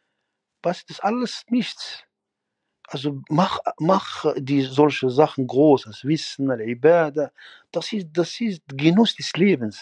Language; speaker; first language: German; non-native, fluent; Arabic